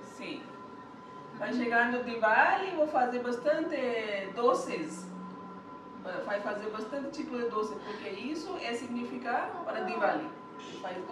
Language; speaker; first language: Portuguese; non-native, learner; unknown